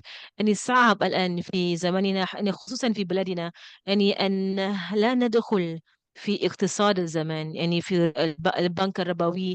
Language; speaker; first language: Arabic; non-native, fluent; English